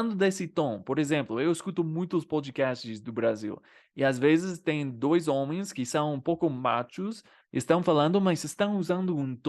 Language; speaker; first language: Portuguese; non-native, fluent; English